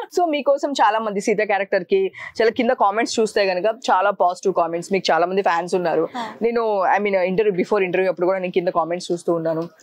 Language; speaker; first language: Telugu; native; Telugu